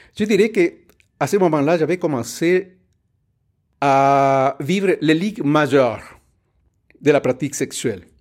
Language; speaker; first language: French; non-native, fluent; Spanish